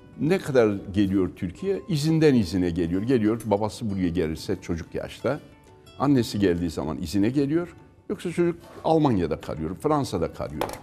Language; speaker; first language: Turkish; native; Turkish